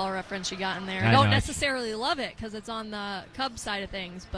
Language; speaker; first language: English; native; English